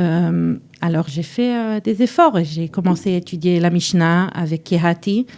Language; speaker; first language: French; early bilingual, heritage; French